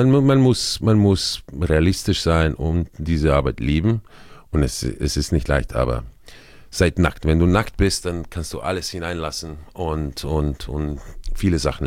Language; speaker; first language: German; non-native, fluent; Croatian